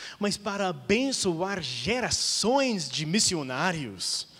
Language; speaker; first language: Portuguese; non-native, fluent; English